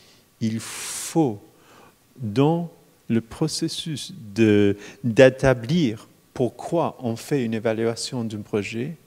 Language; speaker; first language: French; non-native, fluent; English